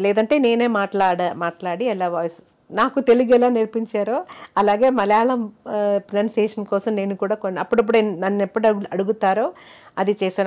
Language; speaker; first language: Telugu; non-native, local second language; Malayalam